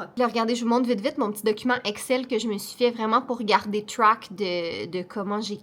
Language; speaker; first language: French; native; French